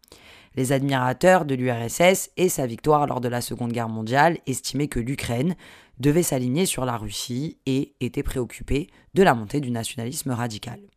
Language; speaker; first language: French; native; French